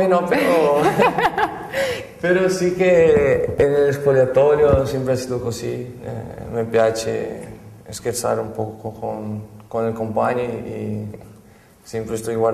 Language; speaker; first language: Italian; non-native, fluent; Portuguese